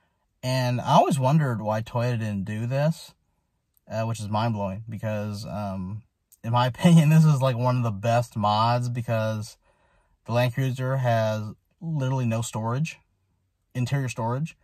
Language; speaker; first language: English; native; English